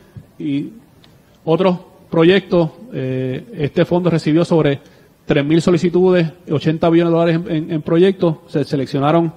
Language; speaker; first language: Spanish; native; Spanish